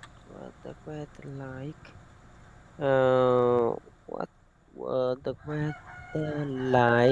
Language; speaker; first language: English; non-native, learner; Vietnamese